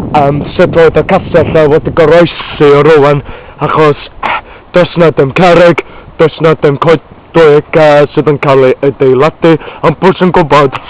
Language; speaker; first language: Welsh; non-native, local second language; English